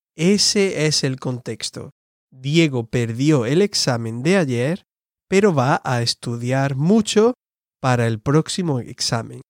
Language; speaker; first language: Spanish; non-native, fluent; English